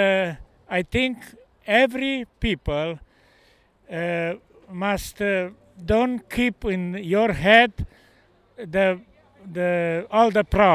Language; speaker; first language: English; non-native, learner; Romanian